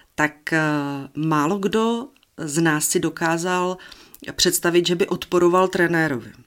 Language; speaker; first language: Czech; native; Czech